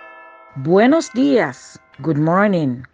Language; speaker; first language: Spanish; non-native, fluent; English